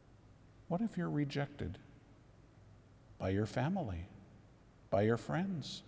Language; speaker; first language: English; native; English